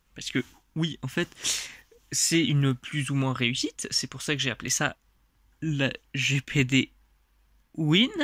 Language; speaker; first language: French; non-native, fluent; Russian